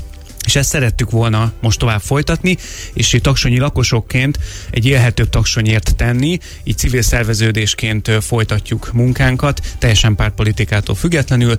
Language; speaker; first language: Hungarian; native; Hungarian